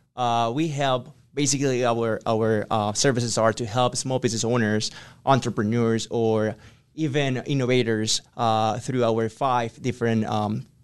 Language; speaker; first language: English; non-native, fluent; Spanish